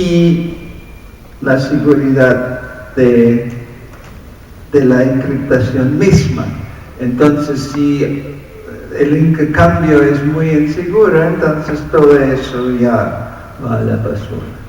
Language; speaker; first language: Spanish; non-native, fluent; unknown